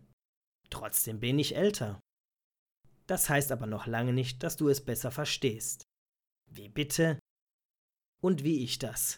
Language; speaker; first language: German; native; German